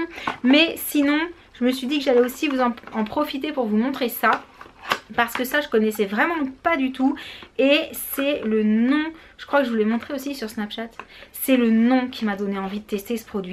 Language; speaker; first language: French; native; French